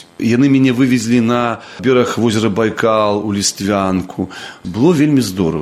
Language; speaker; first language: Belarusian; native; Belarusian